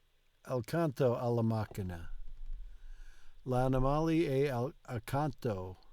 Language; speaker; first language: Italian; non-native, learner; English